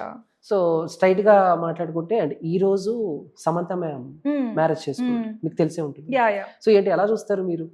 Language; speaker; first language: Telugu; native; Telugu